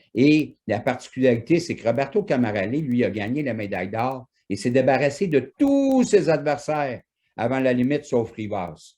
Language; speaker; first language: French; native; French